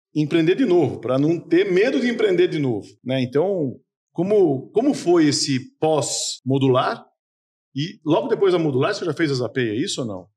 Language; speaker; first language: Portuguese; native; Portuguese